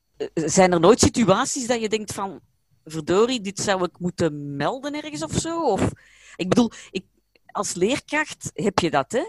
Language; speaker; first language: Dutch; native; Dutch